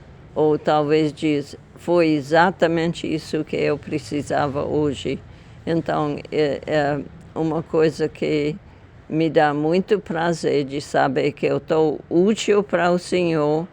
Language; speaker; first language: Portuguese; non-native, fluent; English